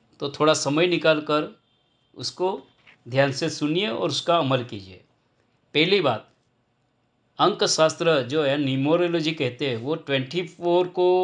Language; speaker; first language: Hindi; non-native, local second language; Gujarati